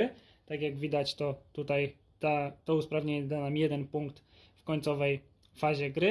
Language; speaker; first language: Polish; native; Polish